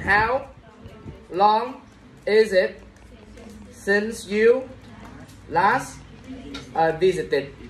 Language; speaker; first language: English; non-native, fluent; Vietnamese